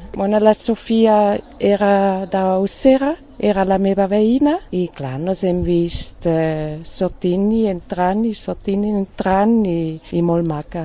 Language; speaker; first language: Catalan; non-native, fluent; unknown